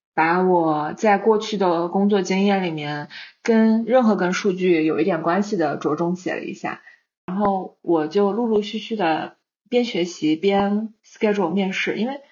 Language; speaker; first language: Chinese; native; Chinese